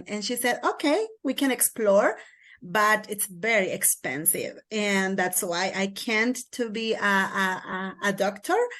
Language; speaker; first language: English; non-native, learner; Kaqchikel